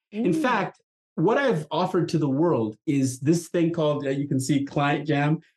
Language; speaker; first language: English; non-native, local second language; Igbo